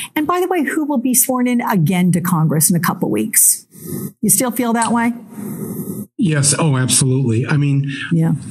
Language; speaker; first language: English; native; English